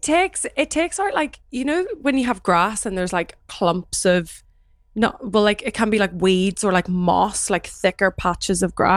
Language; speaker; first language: English; native; English